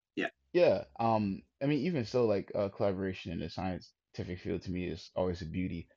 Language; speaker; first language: English; native; English